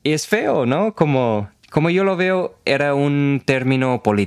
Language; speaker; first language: Spanish; non-native, fluent; English